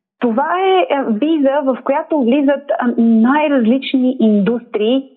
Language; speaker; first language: Bulgarian; native; Bulgarian